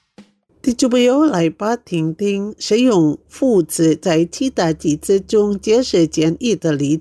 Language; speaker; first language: Chinese; non-native, fluent; Indonesian